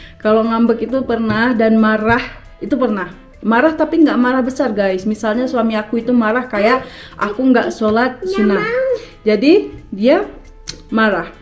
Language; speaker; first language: Indonesian; native; Indonesian